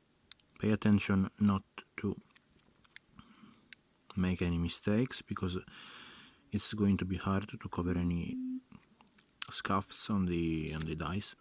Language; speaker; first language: English; non-native, fluent; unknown